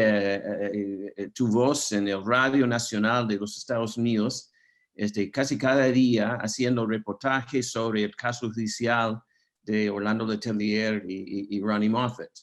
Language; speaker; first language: Spanish; non-native, fluent; English